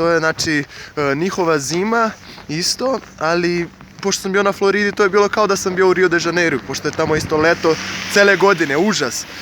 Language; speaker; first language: Bosnian; non-native, fluent; Portuguese